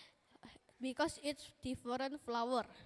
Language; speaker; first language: English; non-native, learner; Indonesian